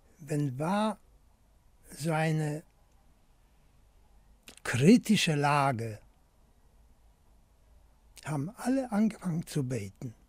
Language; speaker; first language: German; non-native, fluent; Polish